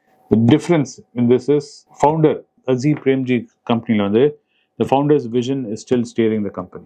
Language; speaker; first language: English; non-native, local second language; Tamil